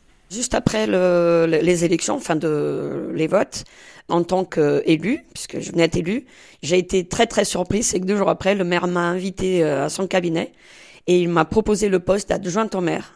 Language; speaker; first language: French; non-native, fluent; Portuguese